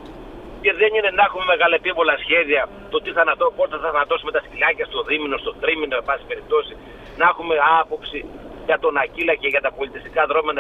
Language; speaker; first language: Greek; native; Greek